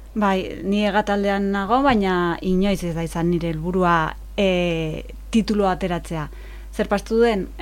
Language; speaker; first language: Basque; non-native, local second language; Spanish